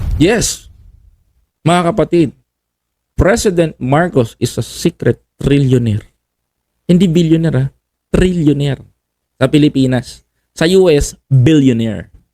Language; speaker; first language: Filipino; native; Filipino